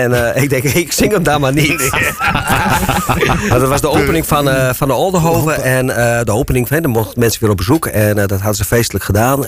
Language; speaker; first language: Dutch; native; Dutch